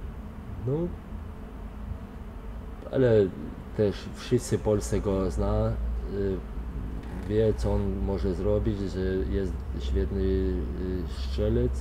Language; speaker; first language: Polish; non-native, fluent; Lithuanian